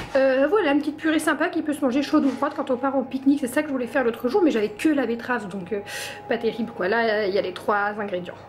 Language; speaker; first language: French; native; French